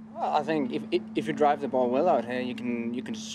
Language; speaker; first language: English; non-native, fluent; Danish